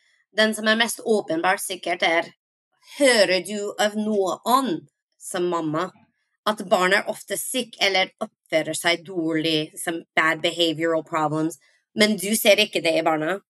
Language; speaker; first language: Norwegian; non-native, fluent; English